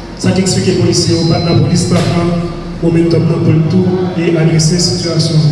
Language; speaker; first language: French; non-native, local second language; Haitian Creole